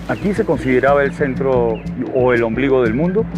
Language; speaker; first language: Spanish; native; Spanish